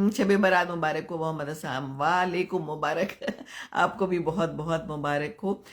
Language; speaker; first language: Urdu; non-native, local second language; Punjabi